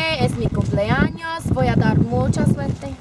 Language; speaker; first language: Spanish; non-native, learner; English